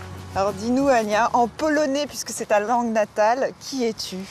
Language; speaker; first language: French; native; French